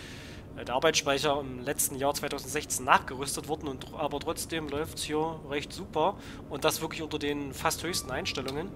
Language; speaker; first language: German; native; German